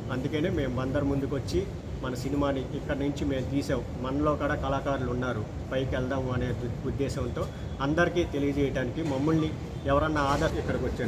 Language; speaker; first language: Telugu; native; Telugu